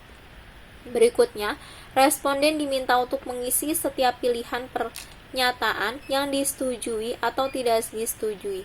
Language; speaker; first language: Indonesian; native; Indonesian